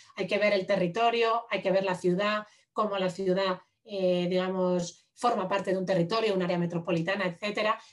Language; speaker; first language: Spanish; native; Spanish